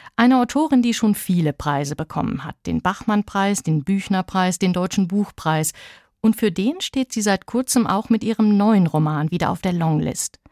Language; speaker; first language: German; native; German